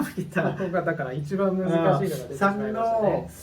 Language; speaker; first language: Japanese; native; Japanese